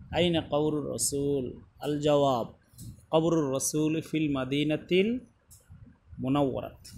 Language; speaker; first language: Arabic; non-native, fluent; Bangla